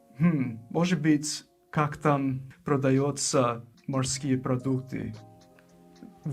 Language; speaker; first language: Russian; non-native, fluent; English